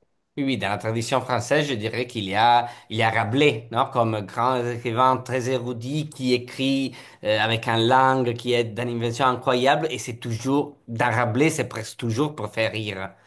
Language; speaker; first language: French; non-native, fluent; Italian